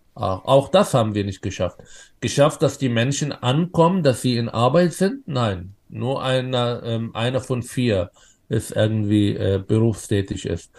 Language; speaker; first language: German; non-native, fluent; Arabic